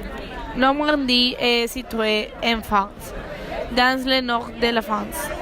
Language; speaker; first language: French; non-native, learner; Spanish